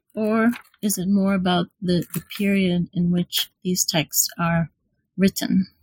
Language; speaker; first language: English; non-native, fluent; Hebrew